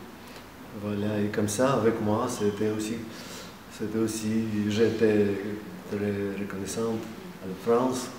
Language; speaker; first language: French; non-native, fluent; Russian